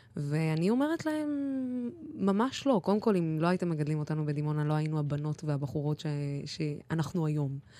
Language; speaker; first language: Hebrew; non-native, local second language; Arabic